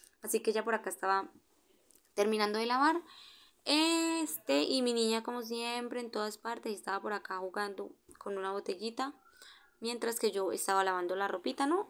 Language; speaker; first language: Spanish; native; Spanish